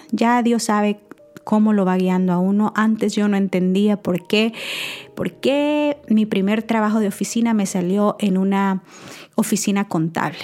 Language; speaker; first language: Spanish; native; Spanish